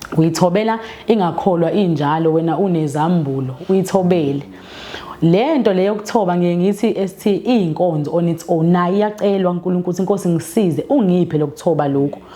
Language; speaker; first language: Zulu; native; Zulu